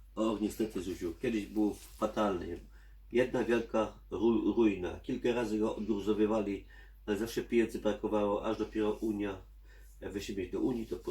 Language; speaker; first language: Polish; native; Polish